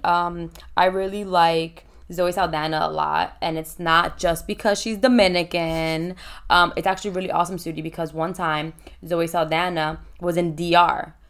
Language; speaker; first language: English; early bilingual, other home language; Spanish